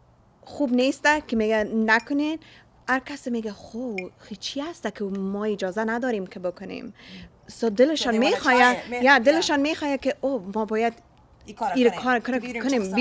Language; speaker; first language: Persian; early bilingual, heritage; Persian